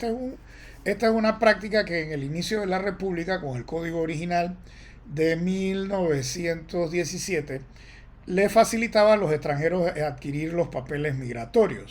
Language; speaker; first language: Spanish; native; Spanish